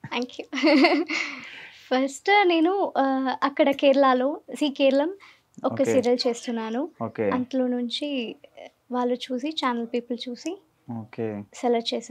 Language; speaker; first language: Telugu; non-native, learner; Malayalam